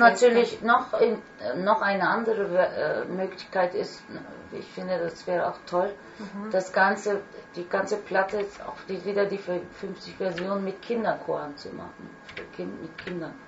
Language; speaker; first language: German; non-native, fluent; Turkish